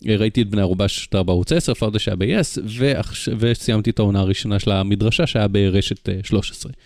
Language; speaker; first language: Hebrew; native; Hebrew